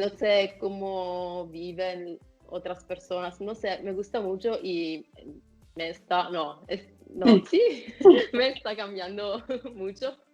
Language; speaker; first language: Spanish; non-native, fluent; Italian